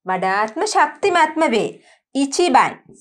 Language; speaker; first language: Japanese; non-native, learner; Sinhala